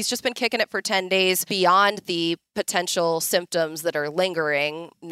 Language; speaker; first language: English; native; English